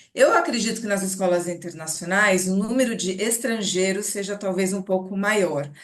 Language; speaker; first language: Portuguese; native; Portuguese